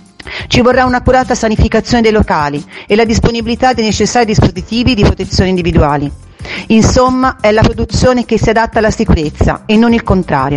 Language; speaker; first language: Italian; native; Italian